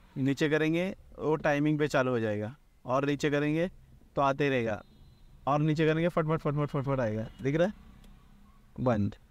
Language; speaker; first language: Hindi; non-native, local second language; Marathi